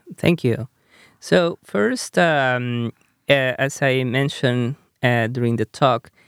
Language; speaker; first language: English; non-native, fluent; Spanish